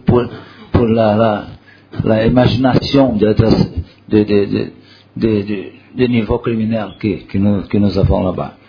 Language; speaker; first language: French; non-native, learner; Portuguese